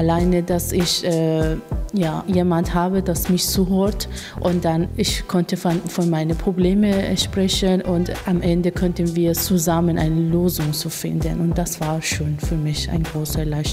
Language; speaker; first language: German; non-native, learner; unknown